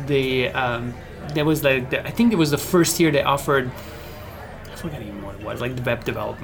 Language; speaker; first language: English; non-native, fluent; Bosnian